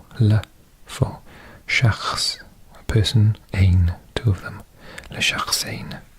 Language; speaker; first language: Arabic; non-native, learner; English